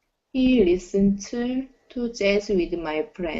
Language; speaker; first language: English; non-native, learner; Korean